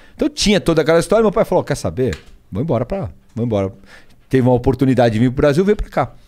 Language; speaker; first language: Portuguese; early bilingual, other home language; Spanish